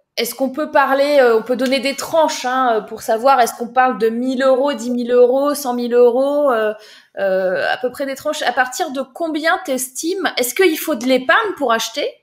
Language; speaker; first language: French; native; French